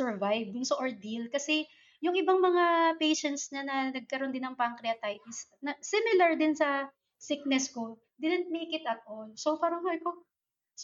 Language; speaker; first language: English; non-native, local second language; Filipino